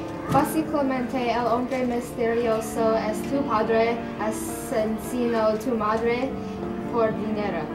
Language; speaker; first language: Spanish; non-native, learner; English